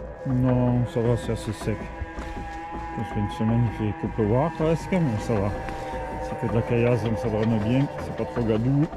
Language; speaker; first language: French; native; French